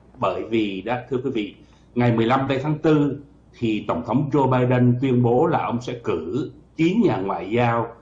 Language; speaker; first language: Vietnamese; native; Vietnamese